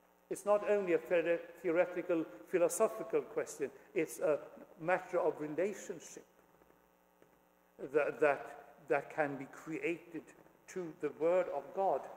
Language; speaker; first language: English; non-native, fluent; Swedish